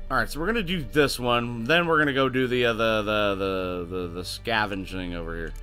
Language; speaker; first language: English; native; English